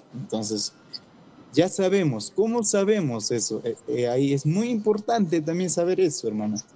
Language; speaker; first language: Spanish; non-native, local second language; Shipibo-Conibo